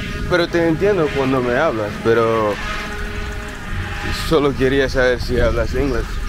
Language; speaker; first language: Spanish; non-native, learner; English